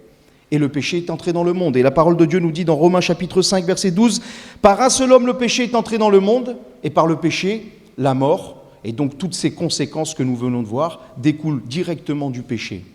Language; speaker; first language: French; native; French